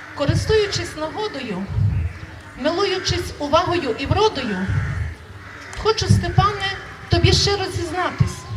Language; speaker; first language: Ukrainian; native; Ukrainian